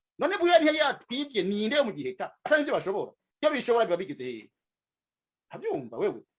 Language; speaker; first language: Rundi; native; Rundi